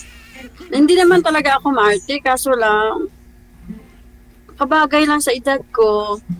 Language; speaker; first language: Filipino; non-native, local second language; Hiligaynon